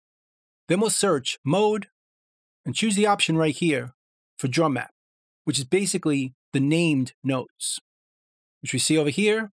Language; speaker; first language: English; native; English